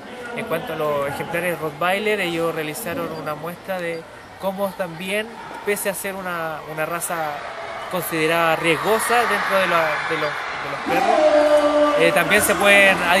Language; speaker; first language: Spanish; native; Spanish